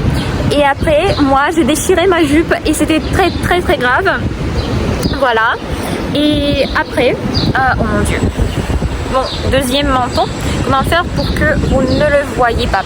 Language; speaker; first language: French; non-native, fluent; Russian